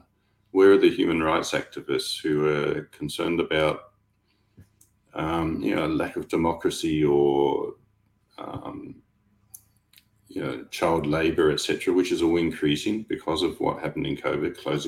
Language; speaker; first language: English; native; English